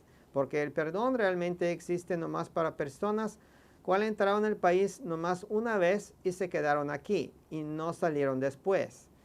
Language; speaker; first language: Spanish; non-native, fluent; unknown